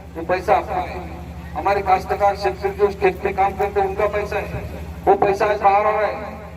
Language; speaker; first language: Hindi; non-native, local second language; Marathi